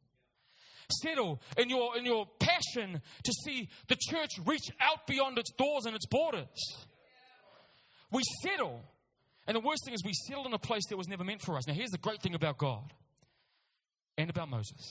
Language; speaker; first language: English; native; English